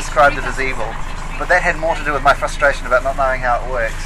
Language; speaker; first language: English; native; English